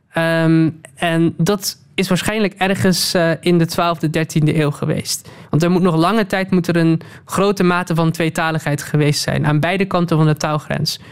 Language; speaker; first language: Dutch; native; Dutch